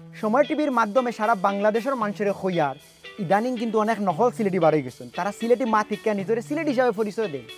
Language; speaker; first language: Bangla; native; Bangla